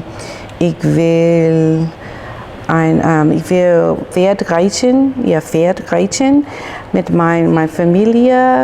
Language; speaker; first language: German; non-native, learner; English